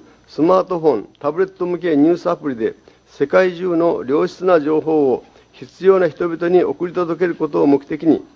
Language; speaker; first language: Japanese; native; Japanese